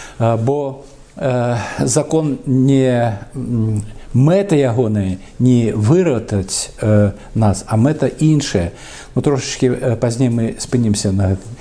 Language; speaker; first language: Belarusian; non-native, local second language; Russian